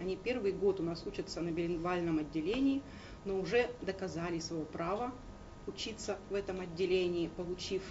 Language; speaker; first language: Russian; native; Russian